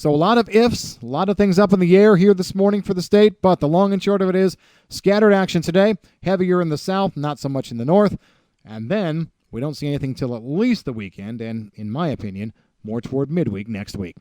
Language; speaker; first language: English; native; English